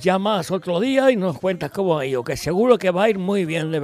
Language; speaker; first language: Spanish; native; Spanish